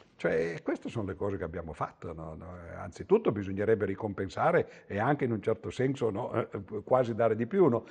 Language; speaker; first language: Italian; native; Italian